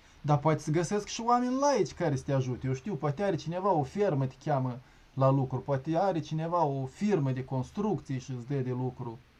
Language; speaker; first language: Romanian; native; Romanian